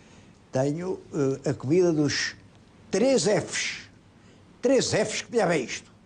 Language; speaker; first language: Portuguese; native; Portuguese